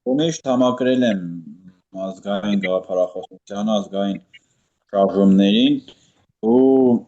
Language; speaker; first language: Armenian; early bilingual, heritage; Armenian